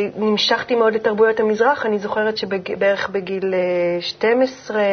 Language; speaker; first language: Hebrew; native; Hebrew